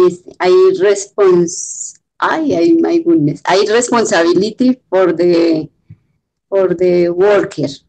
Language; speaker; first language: English; non-native, learner; Spanish